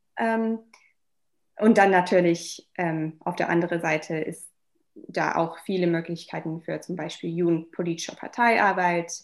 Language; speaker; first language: German; non-native, fluent; English